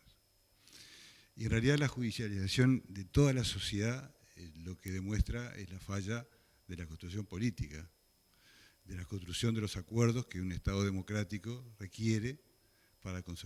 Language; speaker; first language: Spanish; native; Spanish